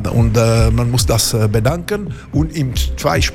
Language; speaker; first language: German; non-native, fluent; French